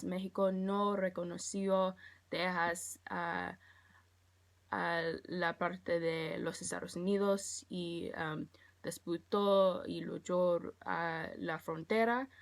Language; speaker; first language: Spanish; non-native, learner; English